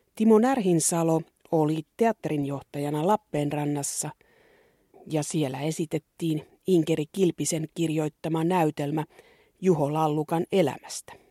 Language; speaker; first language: Finnish; native; Finnish